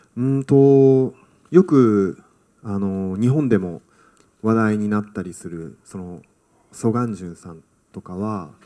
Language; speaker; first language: Japanese; native; Japanese